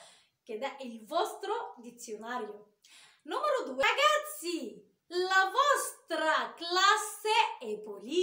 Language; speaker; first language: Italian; non-native, fluent; Arabic